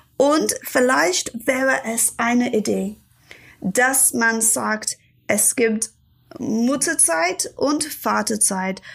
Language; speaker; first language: German; non-native, fluent; English